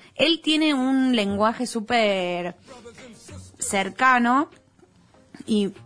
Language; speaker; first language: Spanish; native; Spanish